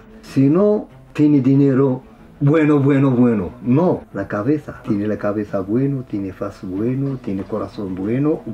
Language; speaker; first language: Spanish; non-native, learner; Arabic